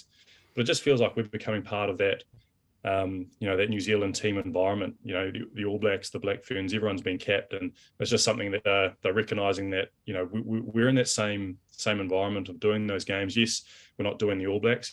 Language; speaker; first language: English; native; English